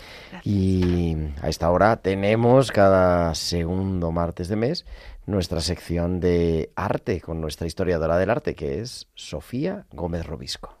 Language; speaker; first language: Spanish; native; Spanish